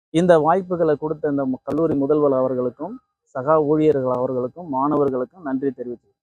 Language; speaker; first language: Tamil; native; Tamil